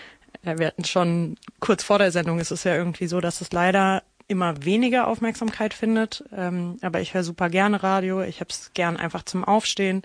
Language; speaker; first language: German; native; German